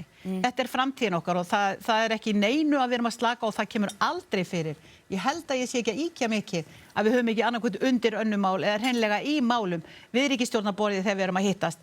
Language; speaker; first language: Icelandic; native; Icelandic